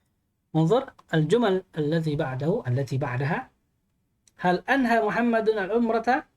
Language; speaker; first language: Arabic; non-native, fluent; Indonesian